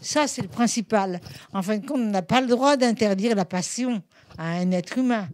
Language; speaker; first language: French; native; French